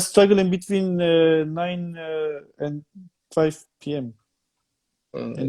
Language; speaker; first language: English; non-native, fluent; Turkish